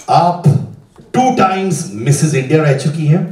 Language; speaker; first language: Hindi; native; Hindi